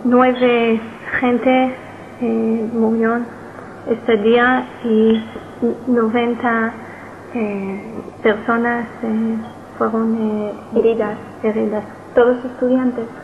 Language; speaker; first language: Spanish; non-native, learner; Hebrew